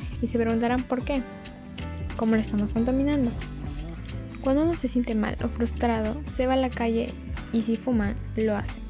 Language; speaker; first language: Spanish; native; Spanish